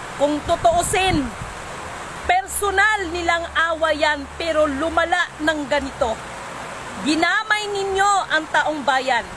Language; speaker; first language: Filipino; non-native, local second language; Cebuano